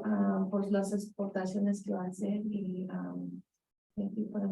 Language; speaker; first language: Spanish; early bilingual, heritage; Spanish